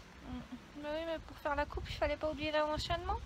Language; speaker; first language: French; native; French